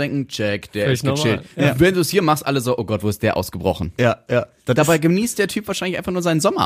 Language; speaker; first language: German; native; German